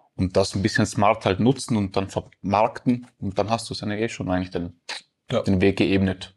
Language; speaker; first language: German; early bilingual, other home language; Croatian